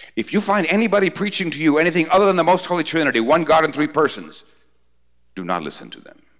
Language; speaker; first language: English; early bilingual, other home language; Spanish